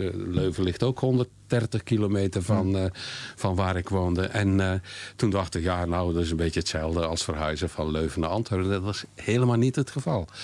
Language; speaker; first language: Dutch; native; Dutch